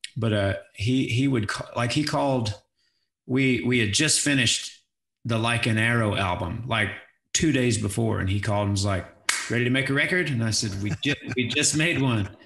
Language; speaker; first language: English; native; English